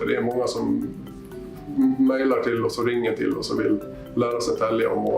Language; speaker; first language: Swedish; native; Swedish